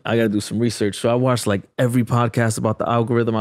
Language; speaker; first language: English; native; English